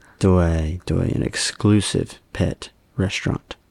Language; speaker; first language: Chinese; non-native, learner; English